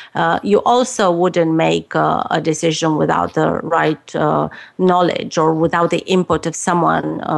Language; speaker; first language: English; non-native, fluent; Romanian